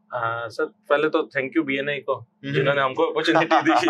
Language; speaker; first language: Hindi; native; Hindi